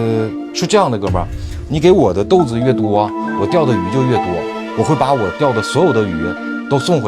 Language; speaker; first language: Chinese; native; Chinese